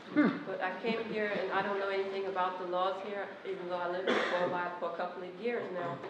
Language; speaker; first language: English; non-native, fluent; Persian